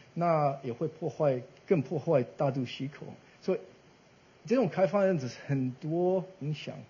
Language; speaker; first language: Chinese; early bilingual, heritage; Chinese